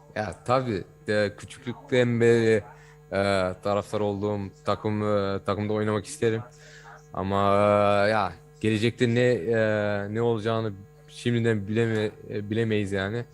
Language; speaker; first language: Turkish; early bilingual, heritage; Turkish